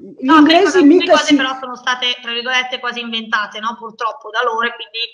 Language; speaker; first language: Italian; native; Italian